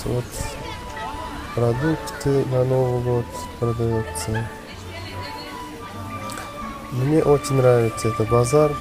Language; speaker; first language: Russian; non-native, local second language; Uzbek